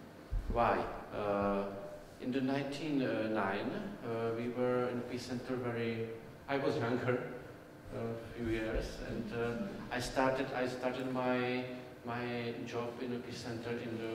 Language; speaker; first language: English; non-native, learner; Czech